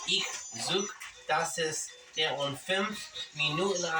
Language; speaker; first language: German; non-native, learner; English